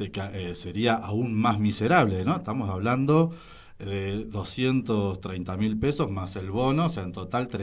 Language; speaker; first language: Spanish; native; Spanish